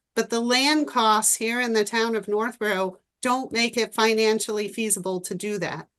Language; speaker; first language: English; native; English